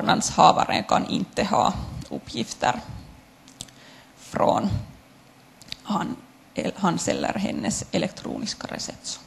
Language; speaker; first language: Swedish; non-native, local second language; Finnish